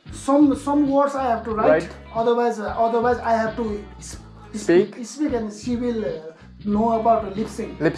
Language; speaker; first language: English; non-native, learner; Nepali